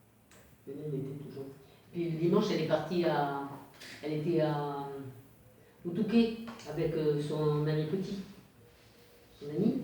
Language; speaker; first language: French; native; French